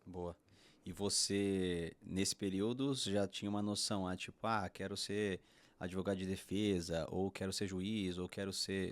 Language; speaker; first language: Portuguese; native; Portuguese